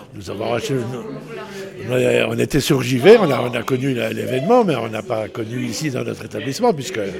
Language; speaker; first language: French; native; French